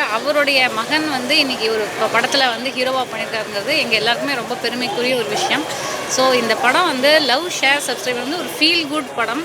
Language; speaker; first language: Tamil; native; Tamil